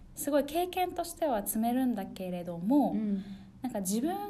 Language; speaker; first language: Japanese; early bilingual, other home language; Chinese